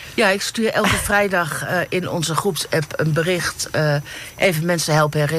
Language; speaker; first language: Dutch; native; Dutch